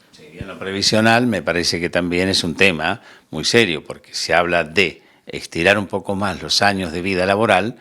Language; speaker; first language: Spanish; native; Spanish